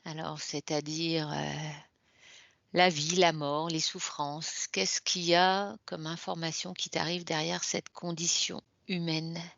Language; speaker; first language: French; native; French